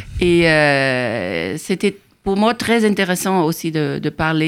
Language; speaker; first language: French; non-native, fluent; German